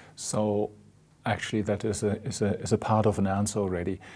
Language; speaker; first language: English; non-native, fluent; German